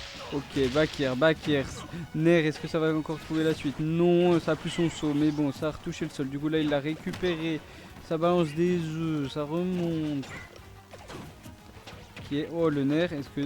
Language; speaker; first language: French; native; French